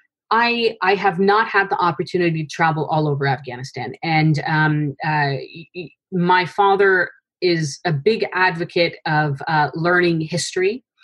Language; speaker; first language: English; early bilingual, other home language; Persian